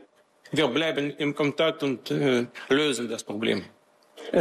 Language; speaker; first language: German; non-native, fluent; Russian